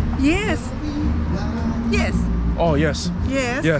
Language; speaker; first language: English; non-native, learner; Spanish